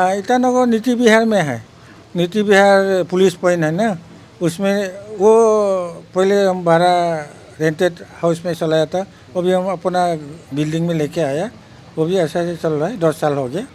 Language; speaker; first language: Hindi; non-native, local second language; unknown